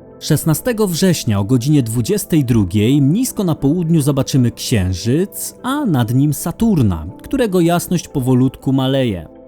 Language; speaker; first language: Polish; native; Polish